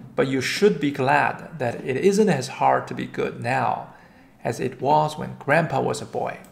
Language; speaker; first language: English; non-native, fluent; Chinese